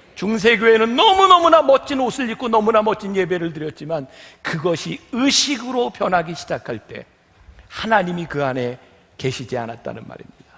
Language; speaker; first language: Korean; native; Korean